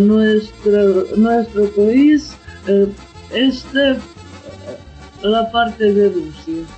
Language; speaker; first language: Spanish; non-native, learner; Ukrainian